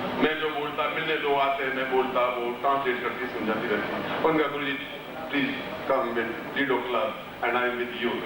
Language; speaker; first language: Hindi; native; Hindi